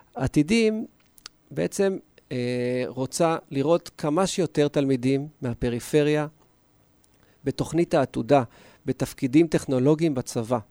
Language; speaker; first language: Hebrew; native; Hebrew